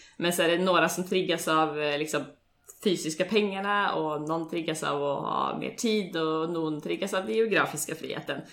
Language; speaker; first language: Swedish; native; Swedish